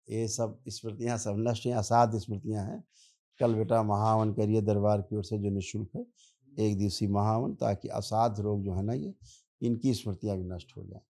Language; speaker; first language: Hindi; native; Hindi